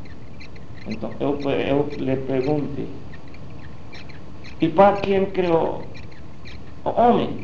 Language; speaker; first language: Portuguese; non-native, learner; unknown